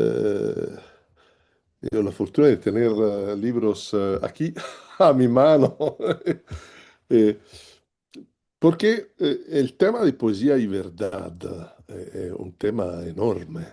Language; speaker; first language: Spanish; non-native, learner; Italian